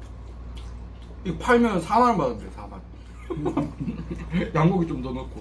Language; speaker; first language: Korean; native; Korean